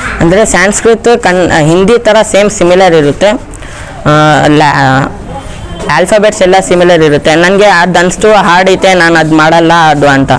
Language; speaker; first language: Kannada; non-native, local second language; Urdu